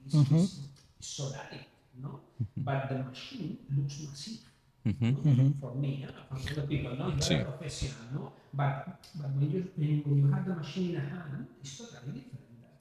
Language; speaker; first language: English; non-native, learner; Spanish